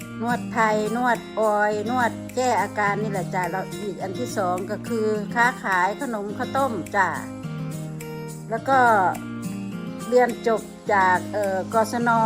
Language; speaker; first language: Thai; native; Thai